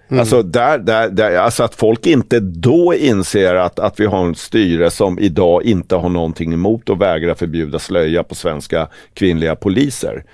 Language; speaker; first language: Swedish; native; Swedish